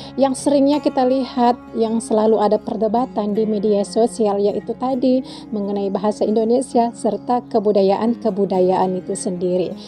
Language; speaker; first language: Indonesian; native; Indonesian